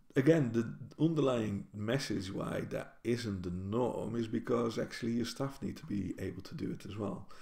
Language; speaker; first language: English; non-native, fluent; Dutch